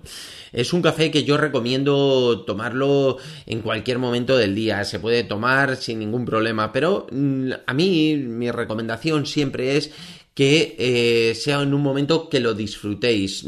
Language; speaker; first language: Spanish; native; Spanish